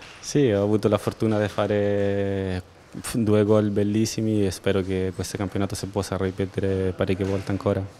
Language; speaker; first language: Italian; non-native, fluent; Spanish